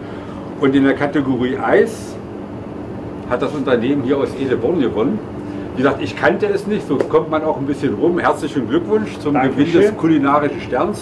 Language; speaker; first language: German; native; German